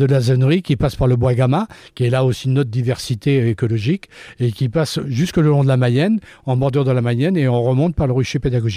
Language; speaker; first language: French; native; French